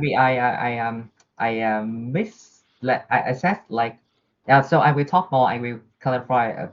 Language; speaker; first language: English; non-native, learner; Vietnamese